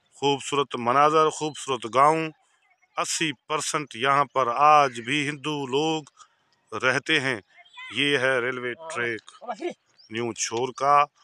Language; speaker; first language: Urdu; non-native, local second language; Sindhi